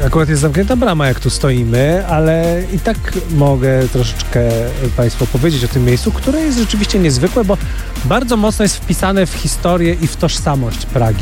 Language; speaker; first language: Polish; native; Polish